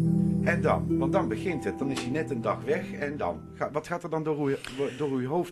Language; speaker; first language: Dutch; native; Dutch